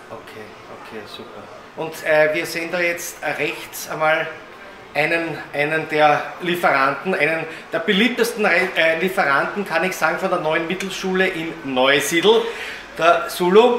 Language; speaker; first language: German; native; German